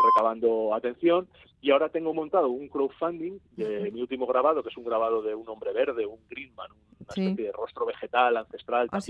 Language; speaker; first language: Spanish; native; Spanish